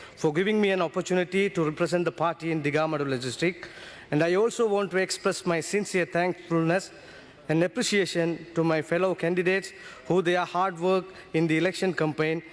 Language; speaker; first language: English; non-native, local second language; Tamil